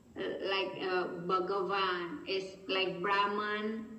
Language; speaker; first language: English; non-native, fluent; Thai